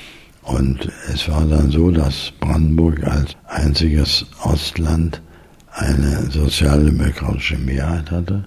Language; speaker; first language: German; native; German